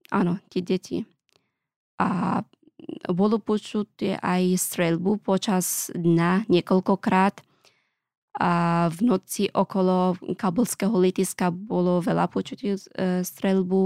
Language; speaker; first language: Slovak; non-native, learner; Pashto